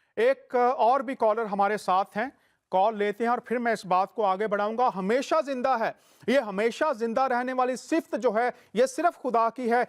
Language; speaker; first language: Urdu; native; Urdu